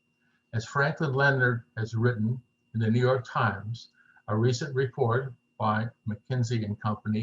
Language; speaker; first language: English; native; English